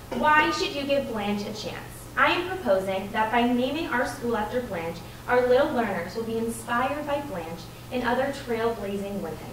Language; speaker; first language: English; native; English